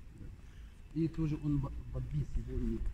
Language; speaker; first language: Russian; non-native, learner; Arabic